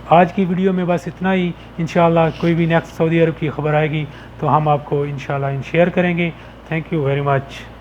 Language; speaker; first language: Urdu; non-native, local second language; Punjabi